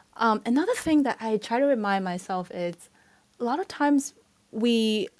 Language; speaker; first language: English; non-native, fluent; Chinese